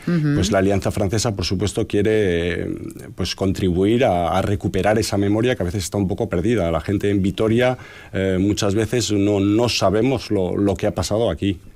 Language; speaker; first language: Spanish; early bilingual, heritage; Spanish